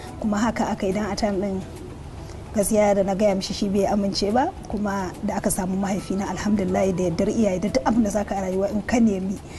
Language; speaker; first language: Hausa; non-native, local second language; Fula